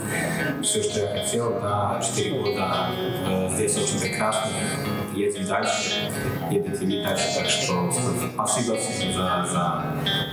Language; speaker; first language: Russian; non-native, learner; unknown